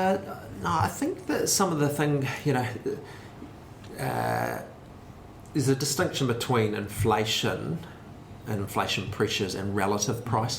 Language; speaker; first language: English; native; English